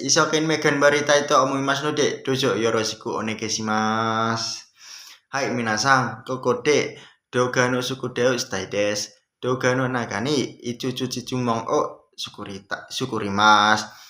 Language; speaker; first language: Japanese; non-native, learner; Indonesian